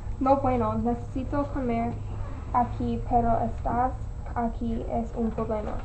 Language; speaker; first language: Spanish; non-native, learner; English